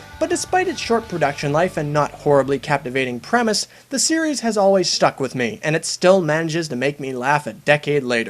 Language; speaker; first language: English; native; English